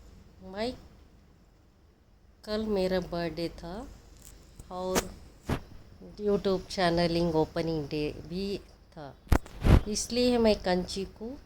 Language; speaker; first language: Hindi; non-native, local second language; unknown